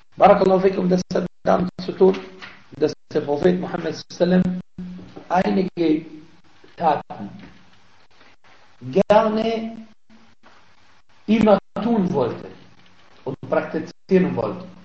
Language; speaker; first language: German; non-native, fluent; Arabic